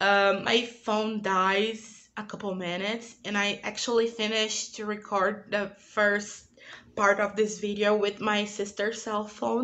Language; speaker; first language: English; non-native, learner; Portuguese